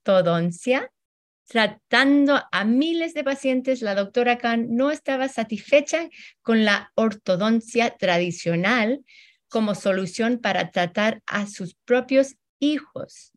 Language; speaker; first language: Spanish; early bilingual, heritage; Spanish